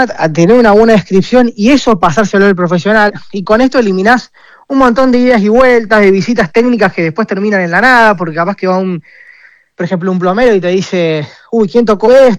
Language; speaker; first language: Spanish; native; Spanish